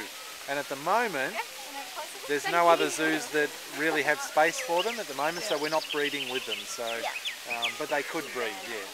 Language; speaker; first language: English; native; English